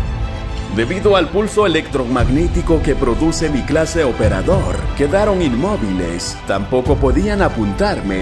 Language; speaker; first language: Spanish; native; Spanish